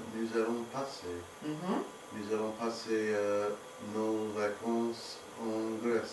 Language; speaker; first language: French; non-native, learner; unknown